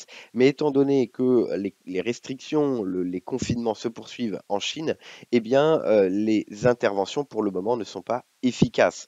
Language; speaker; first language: French; native; French